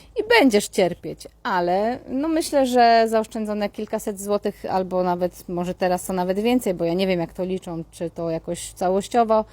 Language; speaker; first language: Polish; native; Polish